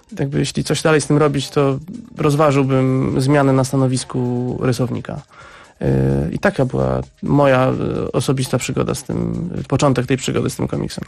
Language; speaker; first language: Polish; native; Polish